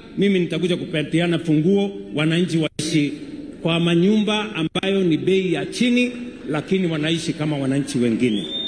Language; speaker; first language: Swahili; non-native, local second language; Kalenjin